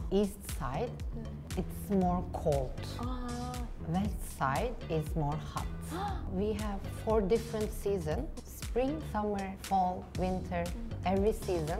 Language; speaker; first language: English; non-native, fluent; Turkish